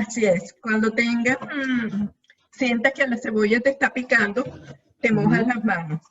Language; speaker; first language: Spanish; native; Spanish